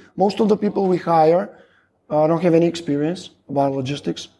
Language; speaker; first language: English; non-native, fluent; Macedonian